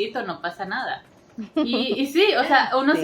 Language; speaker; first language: Spanish; native; Spanish